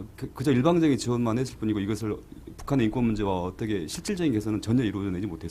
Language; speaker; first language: Korean; native; Korean